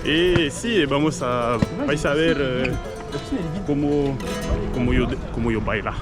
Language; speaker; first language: Spanish; non-native, learner; French